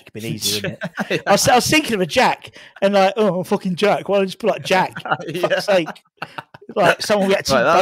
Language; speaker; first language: English; native; English